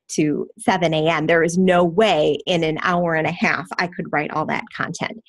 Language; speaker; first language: English; native; English